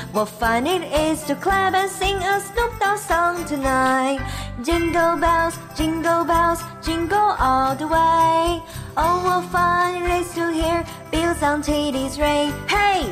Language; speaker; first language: English; non-native, fluent; Chinese